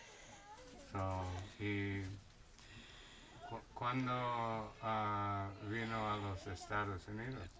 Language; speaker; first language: Spanish; non-native, learner; English